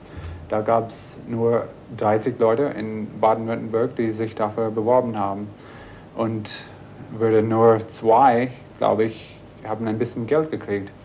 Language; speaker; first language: German; non-native, fluent; English